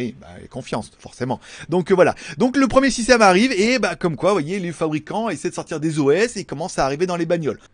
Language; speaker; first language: French; native; French